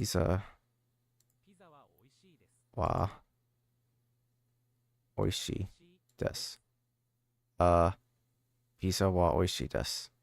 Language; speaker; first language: Japanese; non-native, learner; English